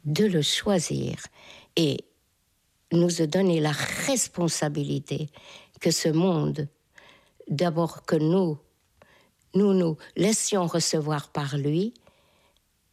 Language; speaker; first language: French; non-native, fluent; Hungarian